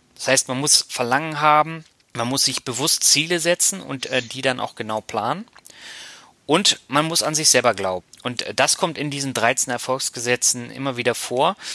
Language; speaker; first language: German; native; German